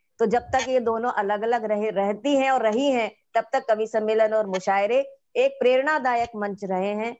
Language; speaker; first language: Hindi; non-native, local second language; Marathi